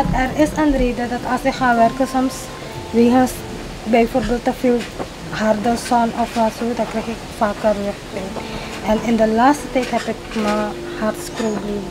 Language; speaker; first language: Dutch; non-native, local second language; Caribbean Hindustani